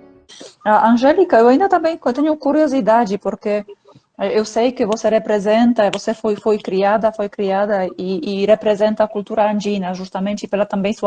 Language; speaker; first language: Portuguese; non-native, fluent; Polish